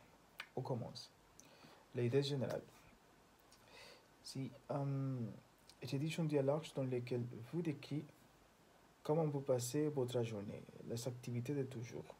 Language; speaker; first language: French; non-native, learner; Spanish